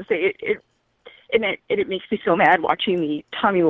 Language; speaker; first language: English; native; English